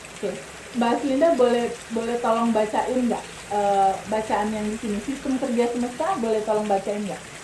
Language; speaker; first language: Indonesian; native; Indonesian